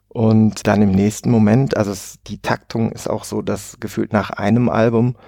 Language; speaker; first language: German; native; German